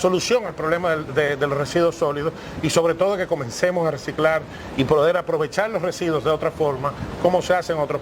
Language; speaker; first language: Spanish; native; Spanish